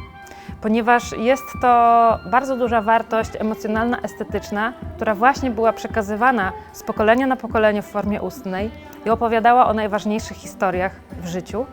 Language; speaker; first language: Polish; native; Polish